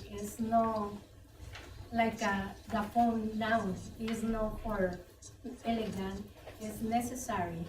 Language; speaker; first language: English; non-native, learner; Spanish